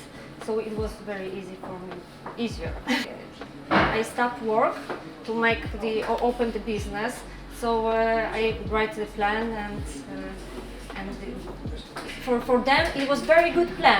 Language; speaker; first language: English; non-native, learner; Polish